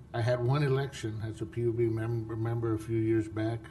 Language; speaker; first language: English; early bilingual, other home language; Spanish